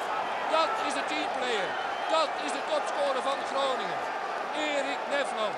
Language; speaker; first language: Dutch; native; Dutch